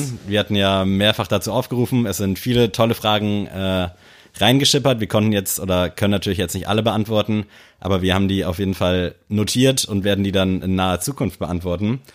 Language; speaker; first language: German; native; German